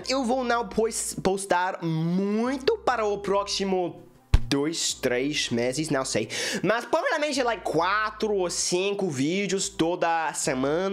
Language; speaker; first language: Portuguese; non-native, learner; English